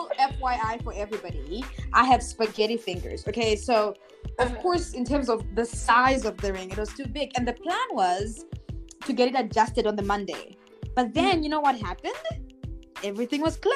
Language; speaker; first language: English; non-native, local second language; Shona